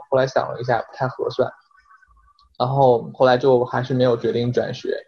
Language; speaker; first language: Chinese; native; Chinese